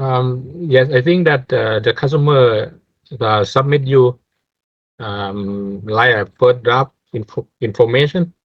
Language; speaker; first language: English; non-native, fluent; Thai